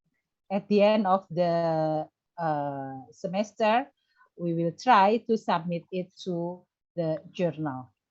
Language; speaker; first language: English; non-native, fluent; Indonesian